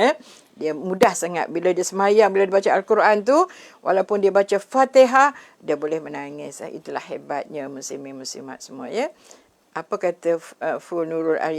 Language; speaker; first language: Malay; native; Malay